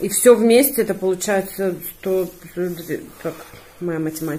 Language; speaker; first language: Russian; native; Russian